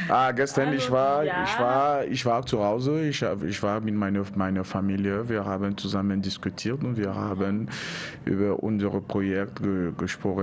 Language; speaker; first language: German; non-native, learner; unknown